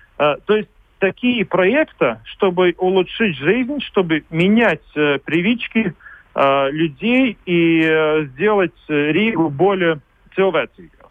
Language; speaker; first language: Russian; non-native, local second language; Latvian